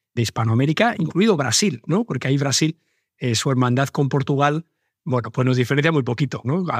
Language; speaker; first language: Spanish; native; Spanish